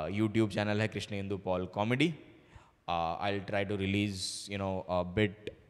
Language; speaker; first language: Hindi; non-native, local second language; Bangla